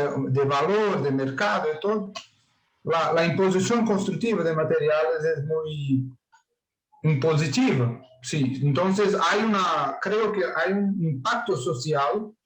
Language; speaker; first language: Spanish; non-native, learner; Portuguese